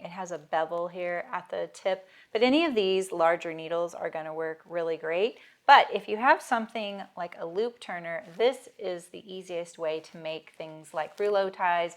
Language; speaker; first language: English; native; English